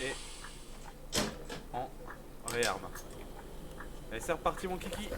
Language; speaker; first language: French; native; French